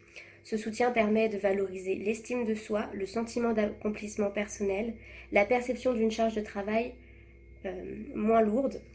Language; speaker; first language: French; native; French